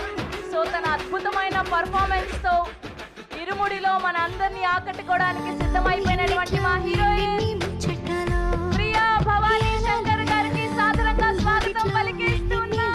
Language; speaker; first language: Telugu; native; Telugu